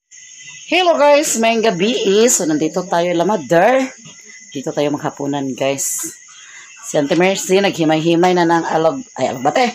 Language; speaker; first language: Filipino; non-native, local second language; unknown